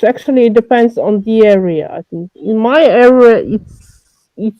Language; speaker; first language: English; non-native, learner; French